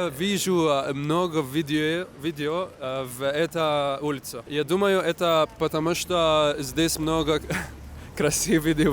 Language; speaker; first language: Russian; non-native, learner; Arabic